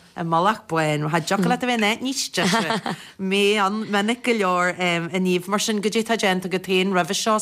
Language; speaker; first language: Irish; native; Irish